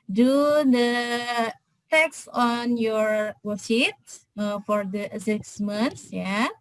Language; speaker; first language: English; non-native, fluent; Indonesian